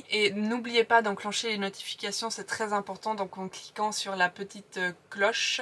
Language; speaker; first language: French; native; French